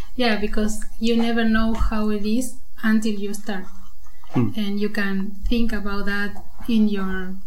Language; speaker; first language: English; non-native, learner; Spanish